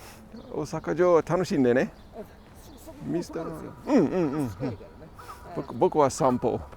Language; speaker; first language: Japanese; non-native, learner; English